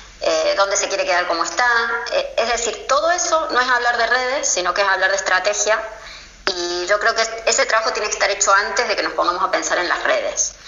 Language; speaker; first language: Spanish; native; Spanish